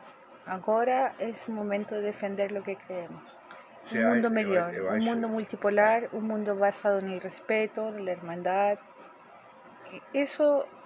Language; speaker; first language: Portuguese; non-native, fluent; Spanish